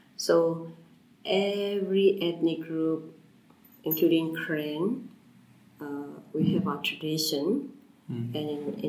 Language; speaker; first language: English; non-native, fluent; Burmese